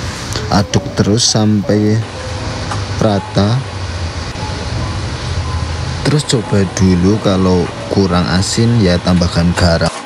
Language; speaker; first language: Indonesian; non-native, local second language; Javanese